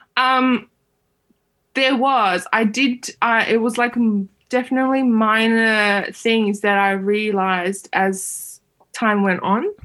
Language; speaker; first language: English; early bilingual, other home language; Uyghur